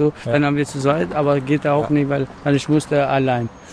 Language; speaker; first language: German; non-native, learner; Albanian